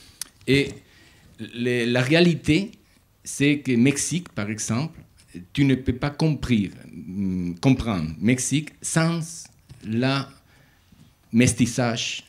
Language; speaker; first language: French; non-native, learner; Spanish